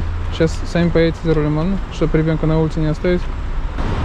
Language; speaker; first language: Russian; native; Russian